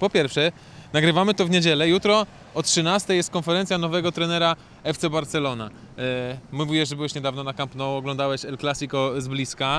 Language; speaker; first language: Polish; native; Polish